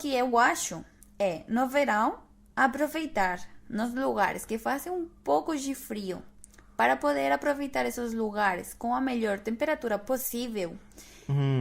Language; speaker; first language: Portuguese; non-native, fluent; Spanish